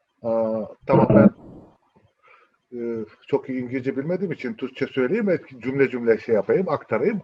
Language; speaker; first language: Turkish; native; Turkish